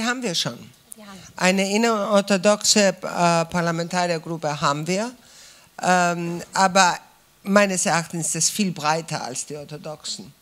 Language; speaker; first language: German; non-native, fluent; Greek